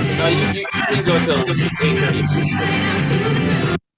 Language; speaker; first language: English; native; English